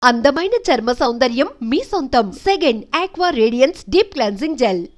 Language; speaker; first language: Telugu; non-native, local second language; Hindi